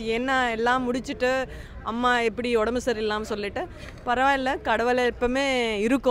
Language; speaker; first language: Tamil; non-native, fluent; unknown